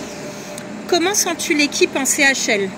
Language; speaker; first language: French; native; French